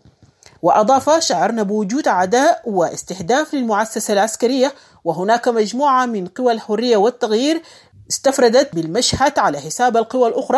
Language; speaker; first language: Arabic; native; Arabic